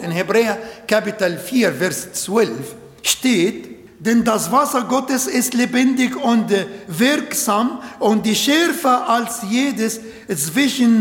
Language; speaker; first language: German; non-native, learner; Arabic